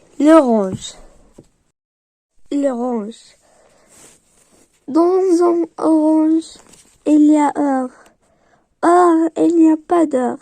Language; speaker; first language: French; non-native, learner; Arabic